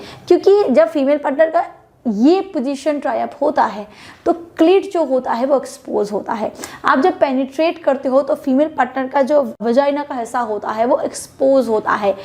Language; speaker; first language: Hindi; native; Hindi